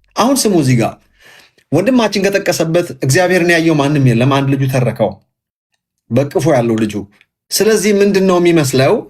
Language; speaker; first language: Amharic; native; Amharic